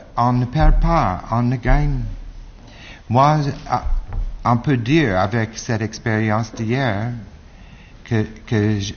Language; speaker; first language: French; non-native, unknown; English